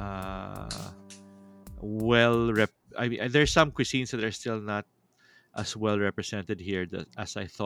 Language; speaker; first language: English; non-native, local second language; Filipino